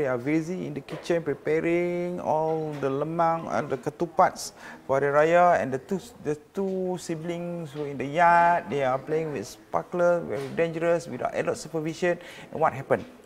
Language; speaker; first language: English; non-native, local second language; Malay